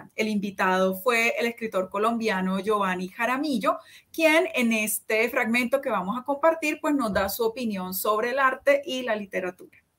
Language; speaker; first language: Spanish; native; Spanish